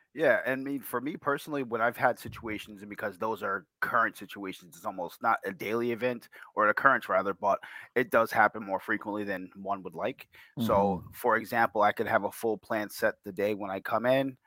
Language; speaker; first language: English; native; English